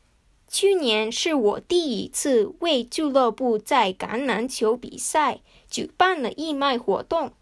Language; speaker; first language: Chinese; non-native, fluent; Japanese